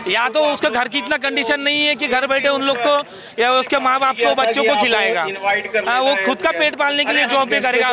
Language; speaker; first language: Hindi; non-native, local second language; Marathi